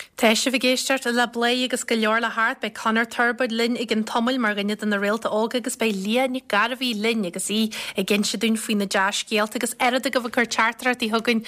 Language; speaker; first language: Irish; native; Irish